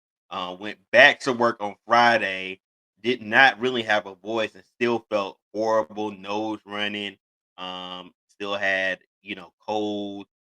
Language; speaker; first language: English; native; English